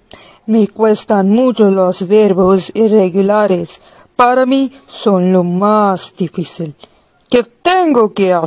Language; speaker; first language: Spanish; non-native, learner; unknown